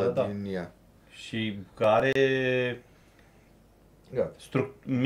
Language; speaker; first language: Romanian; native; Romanian